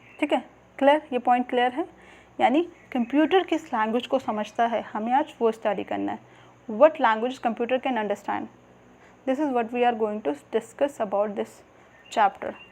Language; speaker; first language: Hindi; native; Hindi